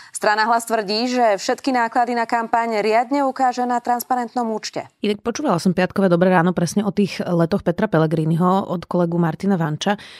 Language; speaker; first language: Slovak; native; Slovak